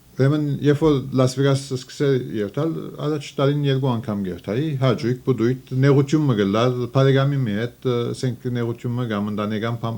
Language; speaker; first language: Armenian; early bilingual, heritage; Armenian